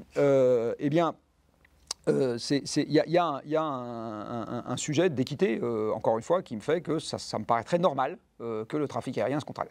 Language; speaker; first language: French; native; French